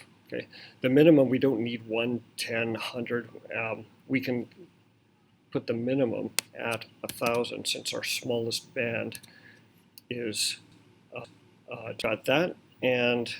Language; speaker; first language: English; native; English